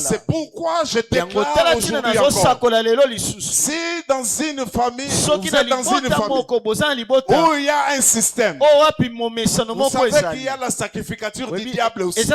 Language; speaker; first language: French; non-native, local second language; Lingala